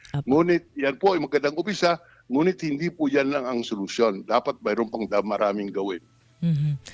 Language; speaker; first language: Filipino; non-native, local second language; Hiligaynon